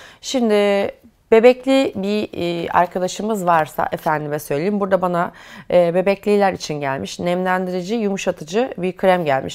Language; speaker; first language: Turkish; native; Turkish